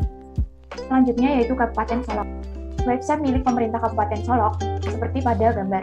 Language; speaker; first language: Indonesian; native; Indonesian